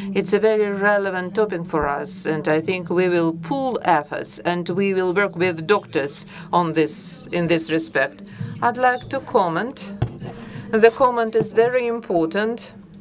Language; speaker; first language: English; non-native, fluent; Russian